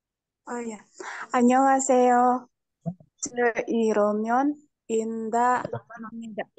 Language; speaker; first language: Korean; non-native, learner; Indonesian